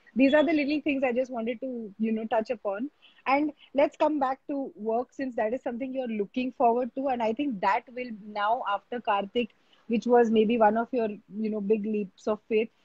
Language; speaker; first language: English; non-native, local second language; Marathi